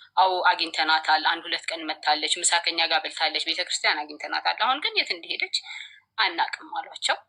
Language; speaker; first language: Amharic; native; Amharic